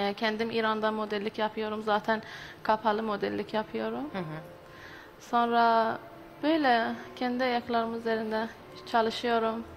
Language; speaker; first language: Turkish; non-native, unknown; Azerbaijani